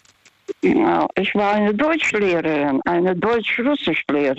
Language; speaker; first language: German; non-native, fluent; Russian